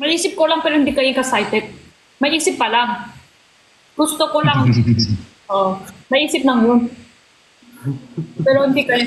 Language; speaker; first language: Filipino; non-native, learner; Korean